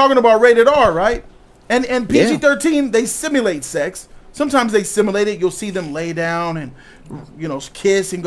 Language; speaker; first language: English; native; English